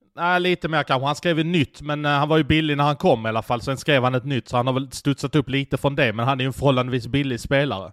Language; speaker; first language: Swedish; native; Swedish